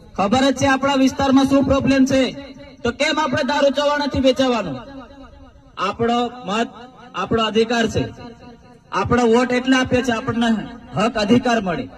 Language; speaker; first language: Gujarati; non-native, local second language; Bhili